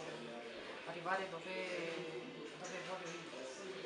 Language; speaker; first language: Italian; non-native, fluent; Romanian